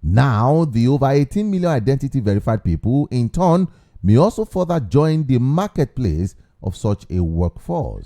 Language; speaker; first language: English; non-native, local second language; Yoruba